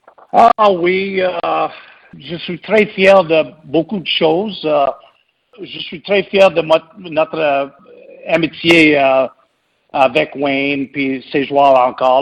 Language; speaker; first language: French; non-native, local second language; English